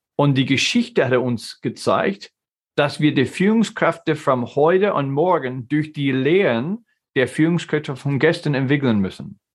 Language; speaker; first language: German; non-native, fluent; English